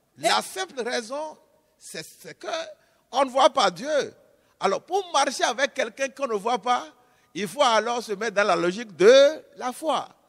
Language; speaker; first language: French; non-native, local second language; Fon